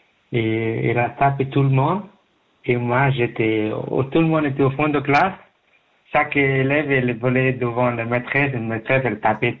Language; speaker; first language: French; non-native, learner; Persian